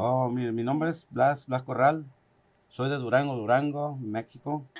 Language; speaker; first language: Spanish; native; Spanish